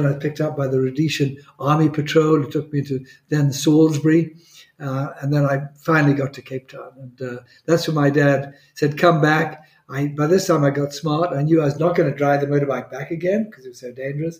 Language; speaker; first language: English; non-native, local second language; Swahili